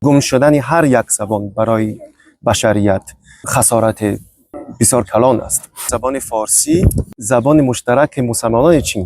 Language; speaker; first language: Persian; non-native, fluent; Chinese